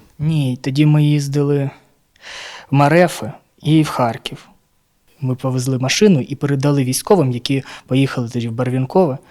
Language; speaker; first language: Ukrainian; non-native, local second language; Russian